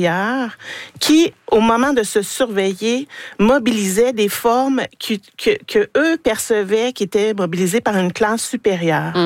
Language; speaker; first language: French; native; French